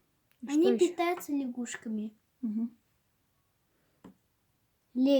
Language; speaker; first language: Russian; native; Russian